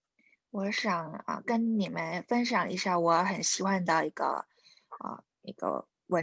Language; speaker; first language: Chinese; non-native, fluent; Korean